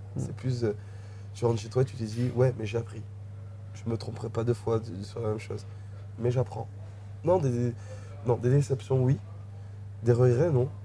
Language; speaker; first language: French; native; French